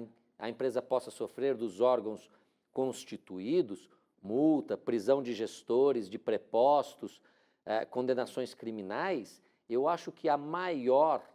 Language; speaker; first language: Portuguese; native; Portuguese